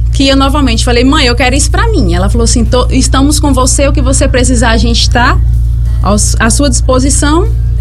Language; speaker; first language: Portuguese; native; Portuguese